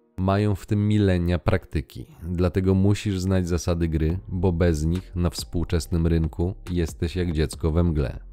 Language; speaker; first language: Polish; native; Polish